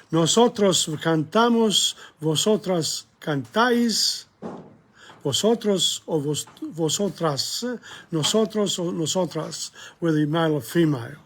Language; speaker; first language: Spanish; non-native, learner; English